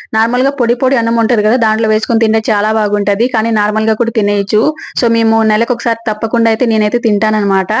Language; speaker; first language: Telugu; native; Telugu